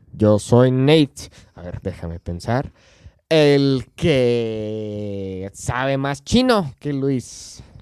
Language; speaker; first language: Spanish; non-native, fluent; English